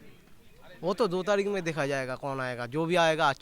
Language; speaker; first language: Hindi; non-native, local second language; Bangla